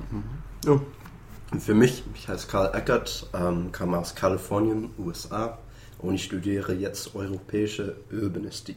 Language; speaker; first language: German; non-native, fluent; English